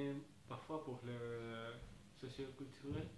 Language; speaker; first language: French; non-native, learner; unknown